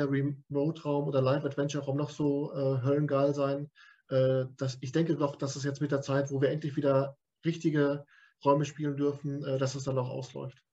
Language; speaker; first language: German; native; German